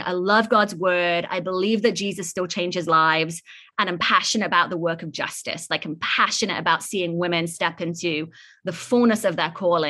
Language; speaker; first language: English; native; English